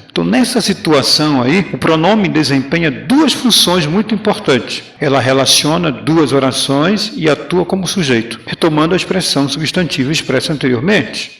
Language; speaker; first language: Portuguese; native; Portuguese